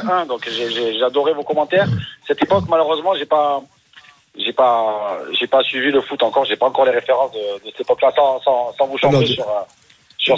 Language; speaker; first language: French; native; French